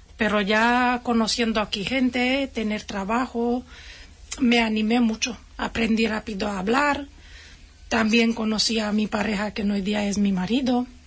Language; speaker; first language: Spanish; non-native, fluent; Romanian